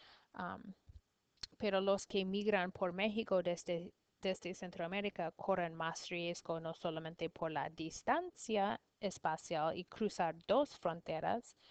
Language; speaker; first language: Spanish; non-native, learner; English